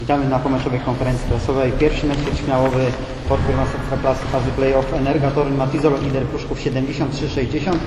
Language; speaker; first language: Polish; native; Polish